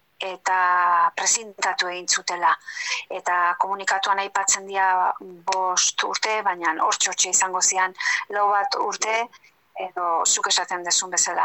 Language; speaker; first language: Basque; native; Basque